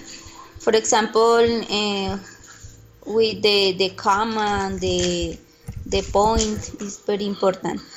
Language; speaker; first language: English; non-native, learner; Spanish